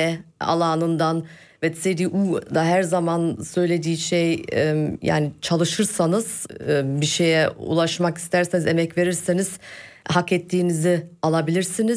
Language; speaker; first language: Turkish; early bilingual, heritage; Turkish